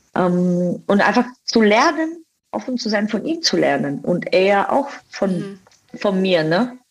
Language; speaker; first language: German; non-native, fluent; Bulgarian